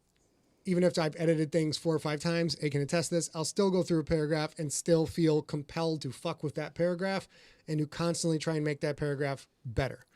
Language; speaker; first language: English; native; English